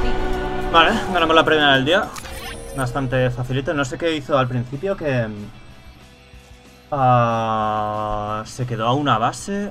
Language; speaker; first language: Spanish; native; Spanish